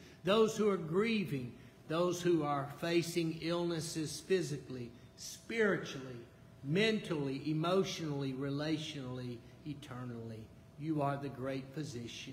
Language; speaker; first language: English; native; English